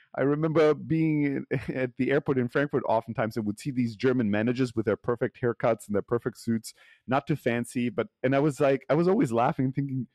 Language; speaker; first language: English; early bilingual, heritage; German